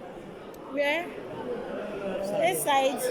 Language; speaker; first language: English; non-native, learner; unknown